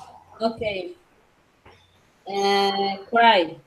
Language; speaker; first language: English; non-native, learner; Spanish